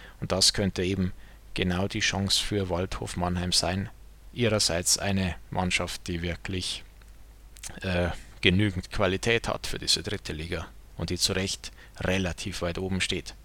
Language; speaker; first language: German; native; German